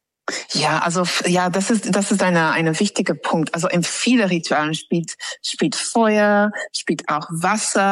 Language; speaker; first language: German; non-native, fluent; English